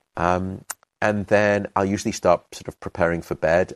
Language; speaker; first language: English; native; English